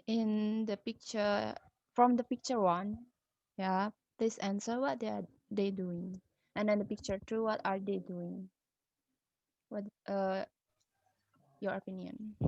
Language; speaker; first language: English; non-native, learner; Indonesian